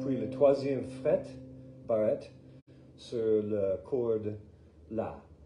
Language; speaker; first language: French; non-native, fluent; English